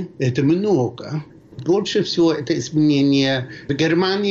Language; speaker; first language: Russian; non-native, fluent; Swedish